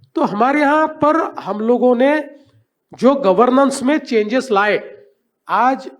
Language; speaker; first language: Hindi; non-native, local second language; Marathi